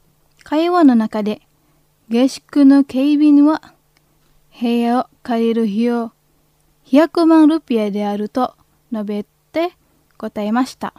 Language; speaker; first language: Japanese; non-native, fluent; Indonesian